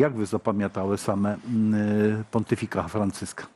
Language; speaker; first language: Polish; non-native, learner; Ukrainian